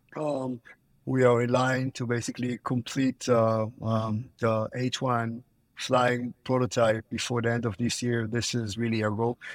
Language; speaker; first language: English; non-native, fluent; Hebrew